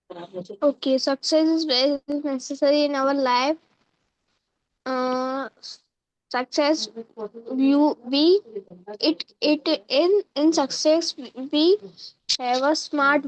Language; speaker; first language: English; non-native, learner; Hindi